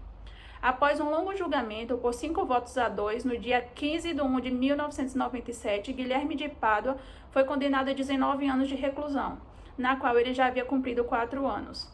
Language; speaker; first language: Portuguese; native; Portuguese